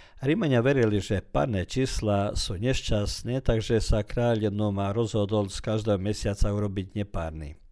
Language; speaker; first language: Slovak; early bilingual, heritage; Slovak